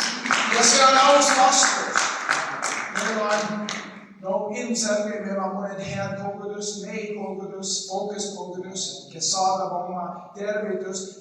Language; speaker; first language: Estonian; non-native, fluent; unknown